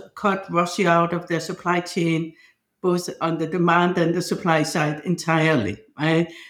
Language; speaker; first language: English; non-native, fluent; Danish